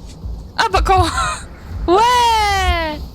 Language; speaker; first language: French; native; French